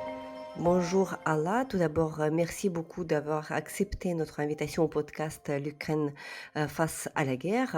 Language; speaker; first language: French; non-native, fluent; Ukrainian